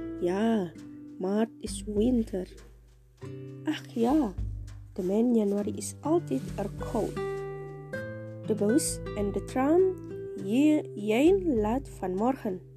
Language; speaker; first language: Dutch; non-native, learner; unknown